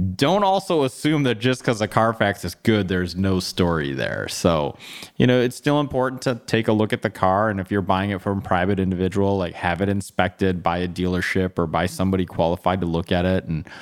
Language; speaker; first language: English; native; English